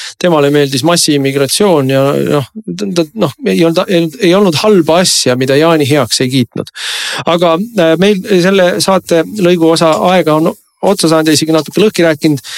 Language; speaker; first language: Estonian; native; Estonian